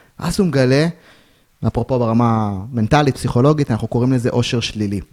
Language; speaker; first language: Hebrew; native; Hebrew